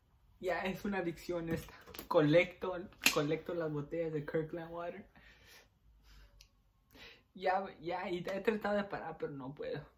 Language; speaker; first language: Spanish; early bilingual, heritage; Spanish